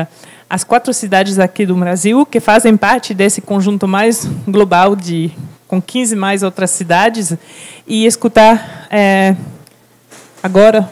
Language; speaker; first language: Portuguese; non-native, fluent; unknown